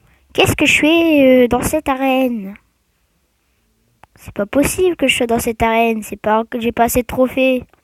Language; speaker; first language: French; native; French